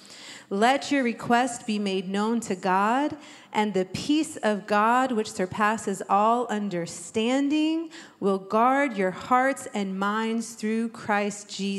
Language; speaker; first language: English; native; English